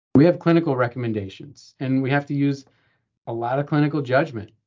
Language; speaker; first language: English; native; English